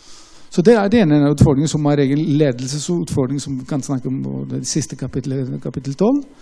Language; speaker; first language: Norwegian; non-native, fluent; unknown